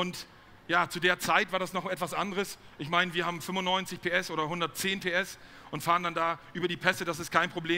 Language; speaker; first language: German; native; German